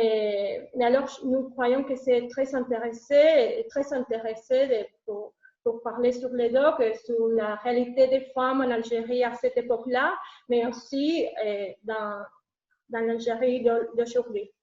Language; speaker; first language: French; non-native, learner; Spanish